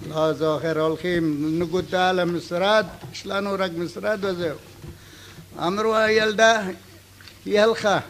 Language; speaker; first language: Hebrew; non-native, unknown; Arabic